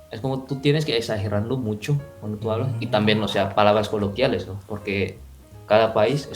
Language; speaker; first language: Spanish; non-native, fluent; Indonesian